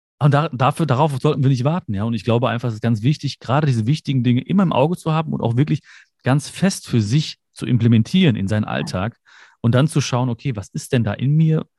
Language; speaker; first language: German; early bilingual, other home language; Malayalam